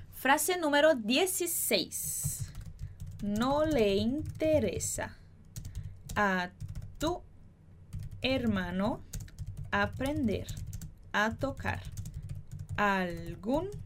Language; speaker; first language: Spanish; non-native, fluent; Portuguese